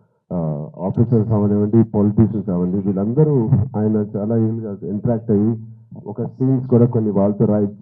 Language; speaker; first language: Telugu; native; Telugu